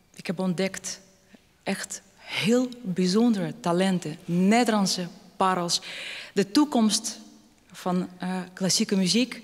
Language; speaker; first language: Dutch; non-native, fluent; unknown